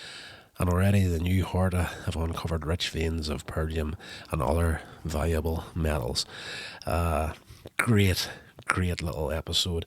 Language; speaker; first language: English; native; English